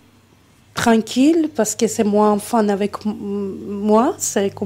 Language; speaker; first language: French; non-native, learner; Armenian